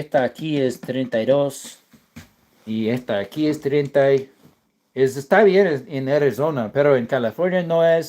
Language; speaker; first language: Spanish; non-native, learner; English